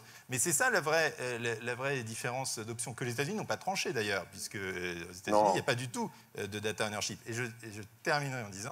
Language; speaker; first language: French; native; French